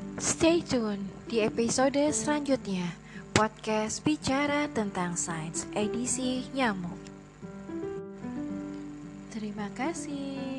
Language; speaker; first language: Indonesian; native; Indonesian